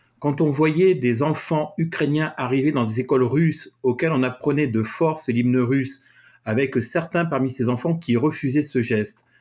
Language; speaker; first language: French; native; French